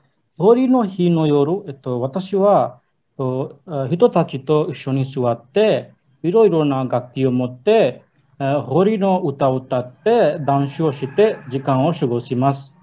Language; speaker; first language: Japanese; non-native, learner; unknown